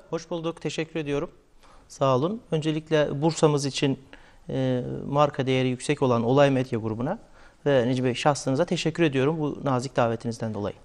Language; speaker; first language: Turkish; native; Turkish